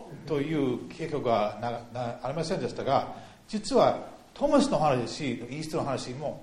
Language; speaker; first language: Japanese; non-native, fluent; English